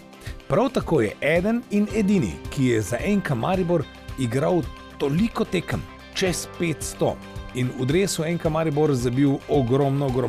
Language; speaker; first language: Slovenian; native; Slovenian